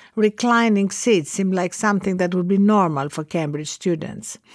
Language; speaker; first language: English; non-native, fluent; Greek